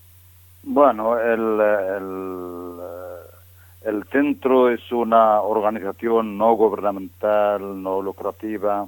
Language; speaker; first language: Spanish; non-native, fluent; Arabic